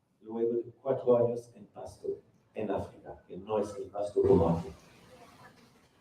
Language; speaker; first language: Spanish; non-native, fluent; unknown